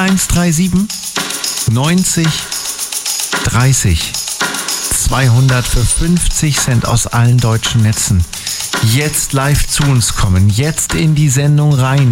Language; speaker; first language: German; native; German